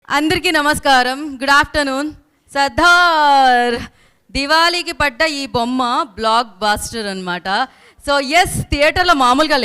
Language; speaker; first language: Telugu; native; Telugu